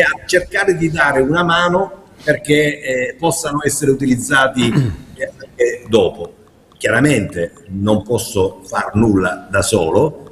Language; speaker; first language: Italian; native; Italian